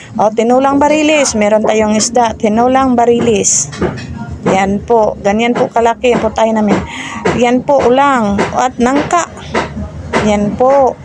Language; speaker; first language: Filipino; non-native, local second language; Cebuano